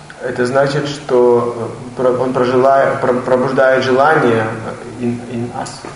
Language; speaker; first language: Russian; native; Russian